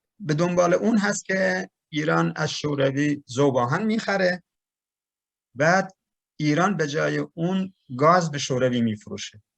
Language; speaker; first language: Persian; non-native, local second language; Turkmen